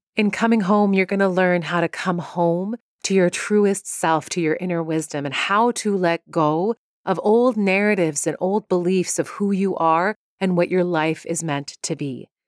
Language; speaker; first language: English; early bilingual, other home language; Persian